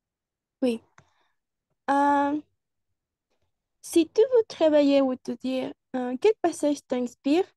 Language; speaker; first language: French; non-native, learner; Spanish